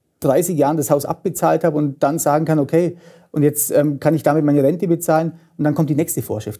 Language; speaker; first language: German; native; German